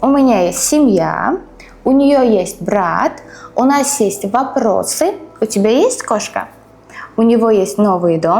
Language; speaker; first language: Russian; non-native, fluent; Uzbek